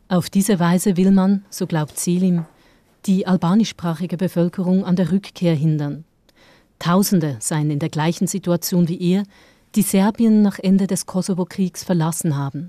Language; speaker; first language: German; native; German